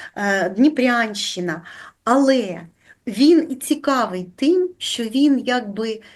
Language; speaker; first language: Ukrainian; native; Ukrainian